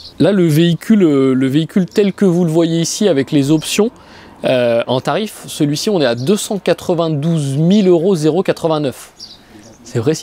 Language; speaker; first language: French; native; French